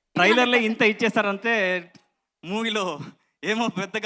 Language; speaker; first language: Telugu; non-native, learner; Kannada